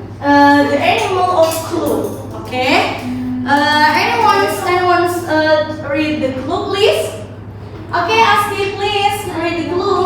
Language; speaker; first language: English; non-native, learner; Indonesian